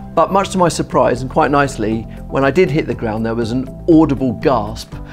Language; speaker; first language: English; native; English